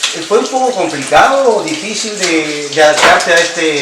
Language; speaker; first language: Spanish; native; Spanish